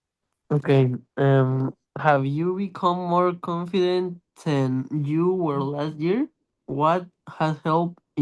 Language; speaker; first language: English; non-native, learner; Spanish